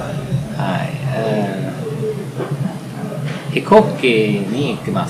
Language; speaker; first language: Japanese; non-native, learner; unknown